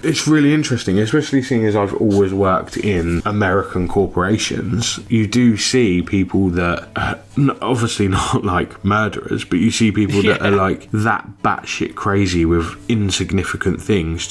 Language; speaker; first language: English; native; English